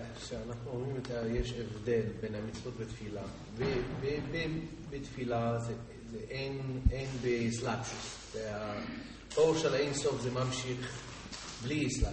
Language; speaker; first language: Hebrew; non-native, learner; English